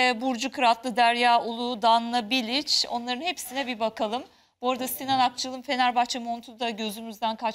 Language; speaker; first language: Turkish; native; Turkish